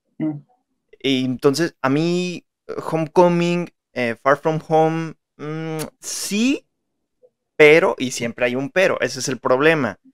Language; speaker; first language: Spanish; native; Spanish